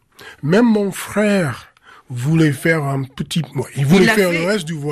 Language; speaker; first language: French; non-native, fluent; English